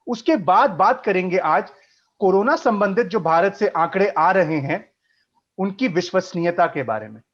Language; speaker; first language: Hindi; native; Hindi